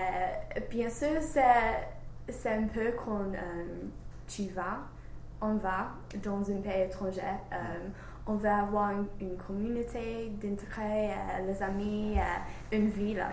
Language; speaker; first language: French; non-native, learner; English